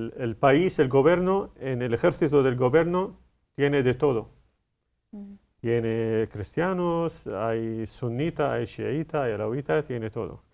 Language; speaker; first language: Spanish; non-native, learner; Arabic